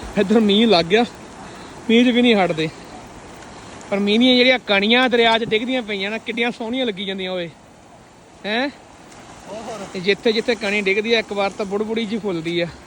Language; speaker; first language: Punjabi; native; Punjabi